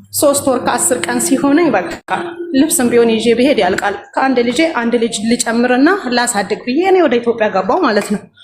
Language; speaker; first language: Amharic; native; Amharic